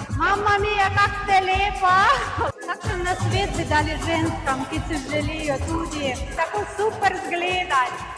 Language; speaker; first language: Slovenian; non-native, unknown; Ukrainian